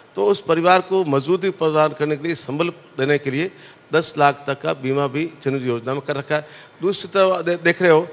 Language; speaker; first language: Hindi; native; Hindi